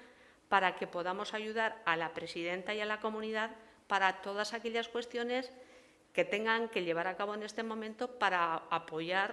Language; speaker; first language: Spanish; native; Spanish